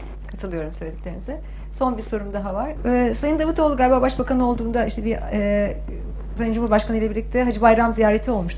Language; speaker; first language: Turkish; native; Turkish